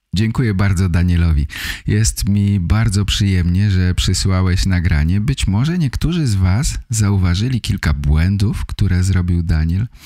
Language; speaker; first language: Polish; native; Polish